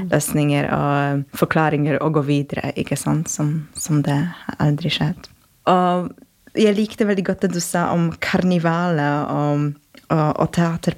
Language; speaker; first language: Norwegian; non-native, fluent; Polish